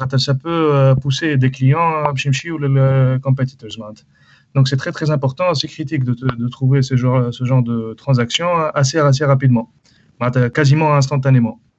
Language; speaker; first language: French; non-native, local second language; Arabic